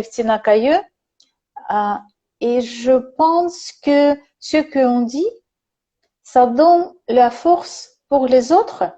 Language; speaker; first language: French; non-native, learner; Russian